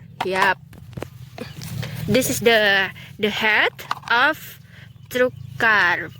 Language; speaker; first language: English; non-native, learner; Indonesian